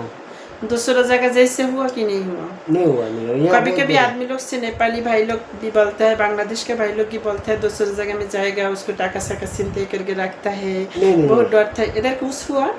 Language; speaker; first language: Hindi; non-native, learner; Bangla